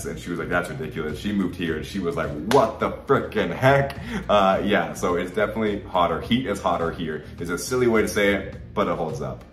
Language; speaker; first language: English; native; English